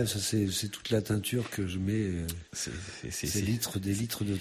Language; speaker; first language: French; native; French